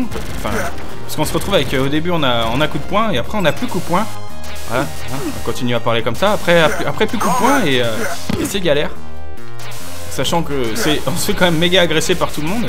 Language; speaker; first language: French; native; French